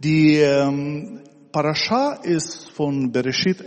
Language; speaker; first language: German; non-native, fluent; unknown